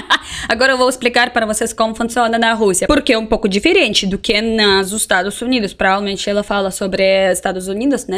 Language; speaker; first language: Portuguese; non-native, fluent; Russian